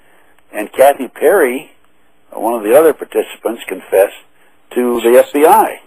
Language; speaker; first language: English; native; English